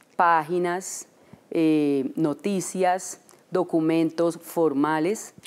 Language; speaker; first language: Spanish; native; Spanish